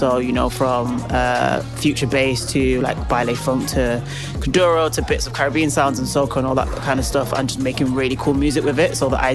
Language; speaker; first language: English; native; English